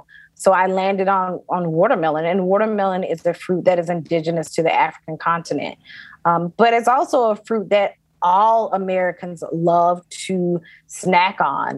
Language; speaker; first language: English; native; English